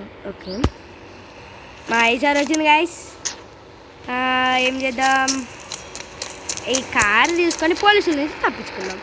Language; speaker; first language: Telugu; native; Telugu